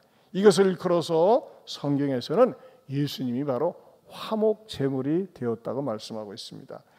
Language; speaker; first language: Korean; native; Korean